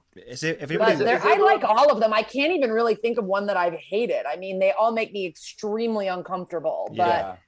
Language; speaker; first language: English; native; English